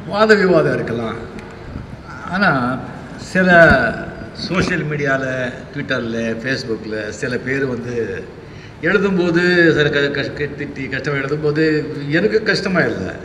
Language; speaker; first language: Tamil; non-native, fluent; Marathi